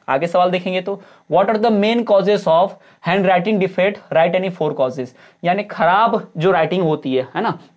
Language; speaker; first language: Hindi; native; Hindi